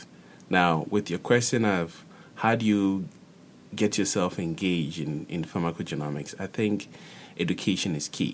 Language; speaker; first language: English; non-native, local second language; Akan